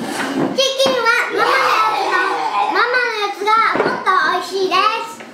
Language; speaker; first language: Japanese; early bilingual, heritage; Japanese